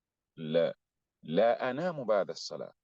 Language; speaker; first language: Arabic; non-native, fluent; English